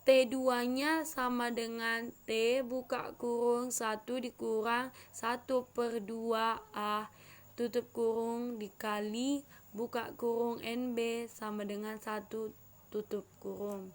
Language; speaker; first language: Indonesian; native; Indonesian